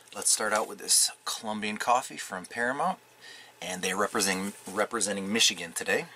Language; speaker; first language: English; native; English